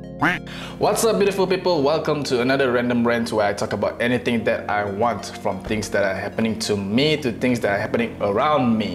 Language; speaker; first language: English; non-native, local second language; Malay